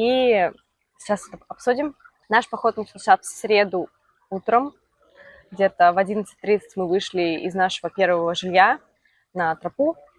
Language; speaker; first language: Russian; native; Russian